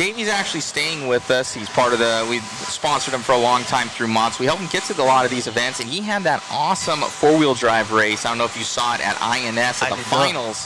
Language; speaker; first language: English; native; English